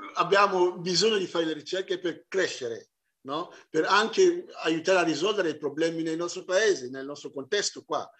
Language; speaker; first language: Italian; non-native, fluent; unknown